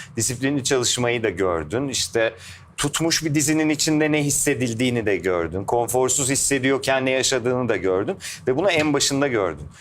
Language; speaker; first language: Turkish; native; Turkish